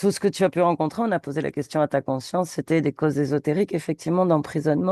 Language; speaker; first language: French; native; French